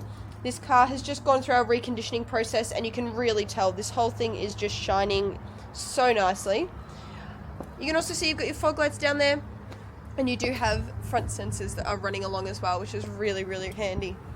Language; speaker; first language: English; native; English